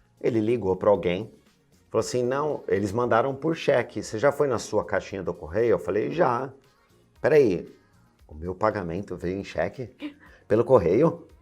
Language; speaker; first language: Portuguese; native; Portuguese